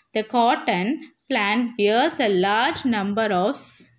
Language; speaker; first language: English; non-native, local second language; Tamil